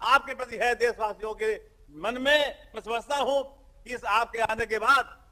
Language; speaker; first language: Hindi; native; Hindi